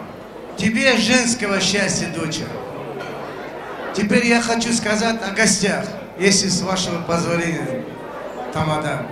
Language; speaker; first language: Russian; non-native, local second language; Kurdish